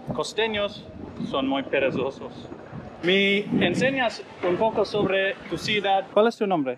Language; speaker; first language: Spanish; non-native, learner; English